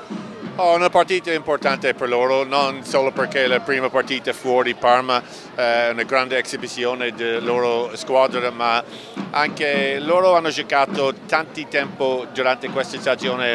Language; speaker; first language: Italian; non-native, learner; English